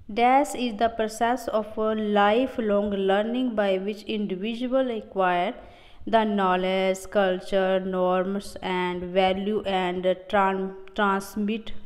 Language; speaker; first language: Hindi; non-native, local second language; Punjabi